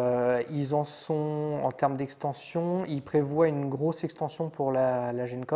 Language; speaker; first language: French; native; French